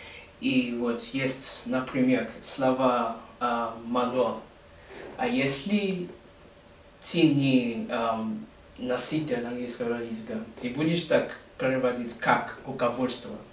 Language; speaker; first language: Russian; non-native, learner; English